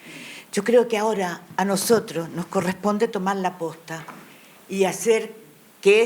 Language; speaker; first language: Spanish; native; Spanish